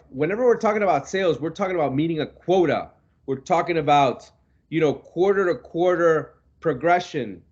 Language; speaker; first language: English; non-native, local second language; Spanish